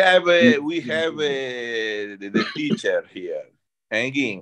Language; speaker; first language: English; non-native, learner; Italian